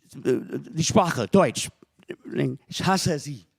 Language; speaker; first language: German; non-native, fluent; English